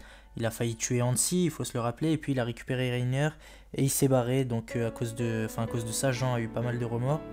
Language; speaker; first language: French; native; French